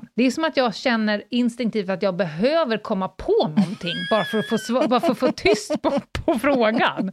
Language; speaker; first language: Swedish; native; Swedish